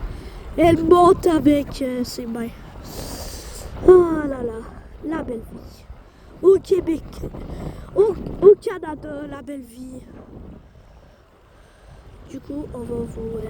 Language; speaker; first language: French; native; French